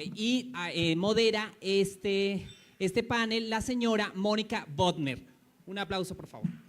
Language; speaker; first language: Spanish; native; Spanish